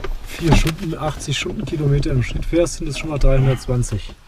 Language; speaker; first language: German; native; German